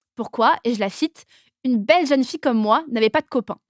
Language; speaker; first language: French; native; French